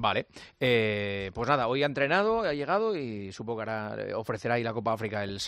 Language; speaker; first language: Spanish; native; Spanish